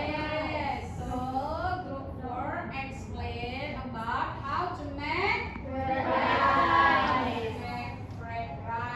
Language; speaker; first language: English; non-native, learner; Indonesian